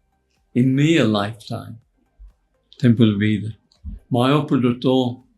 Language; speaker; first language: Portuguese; non-native, fluent; English